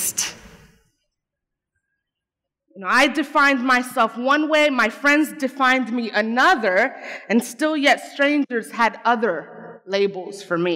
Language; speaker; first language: English; early bilingual, other home language; Spanish